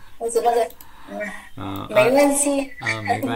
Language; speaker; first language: Chinese; non-native, learner; Vietnamese